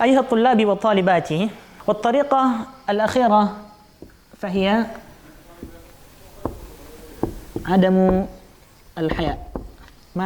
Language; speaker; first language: Arabic; non-native, fluent; Indonesian